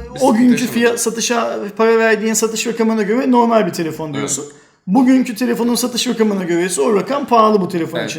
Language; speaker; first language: Turkish; native; Turkish